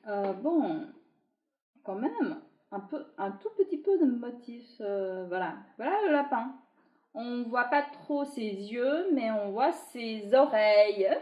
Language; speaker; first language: French; non-native, fluent; Chinese